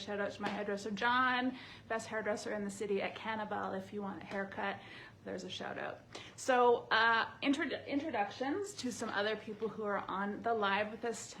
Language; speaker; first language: English; native; English